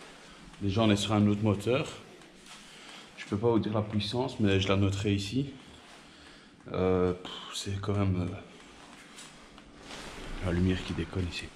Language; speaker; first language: French; native; French